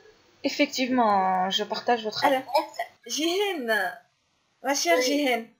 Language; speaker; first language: French; non-native, local second language; Arabic